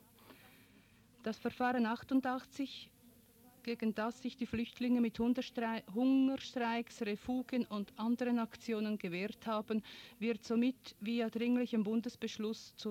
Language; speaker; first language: German; native; German